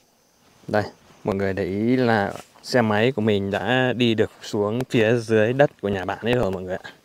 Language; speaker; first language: Vietnamese; native; Vietnamese